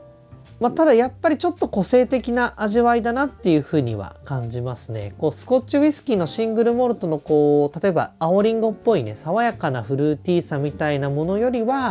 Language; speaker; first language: Japanese; native; Japanese